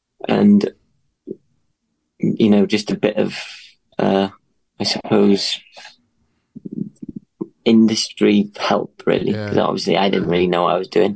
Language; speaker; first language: English; native; English